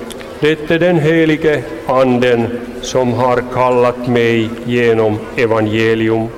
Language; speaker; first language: Swedish; non-native, local second language; Finnish